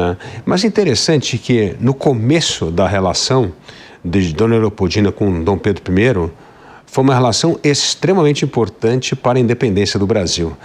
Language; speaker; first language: Portuguese; native; Portuguese